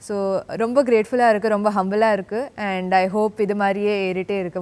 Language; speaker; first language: Tamil; early bilingual, heritage; Tamil